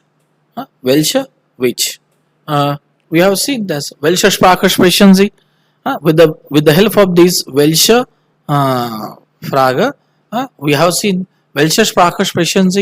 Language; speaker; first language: German; non-native, fluent; Marathi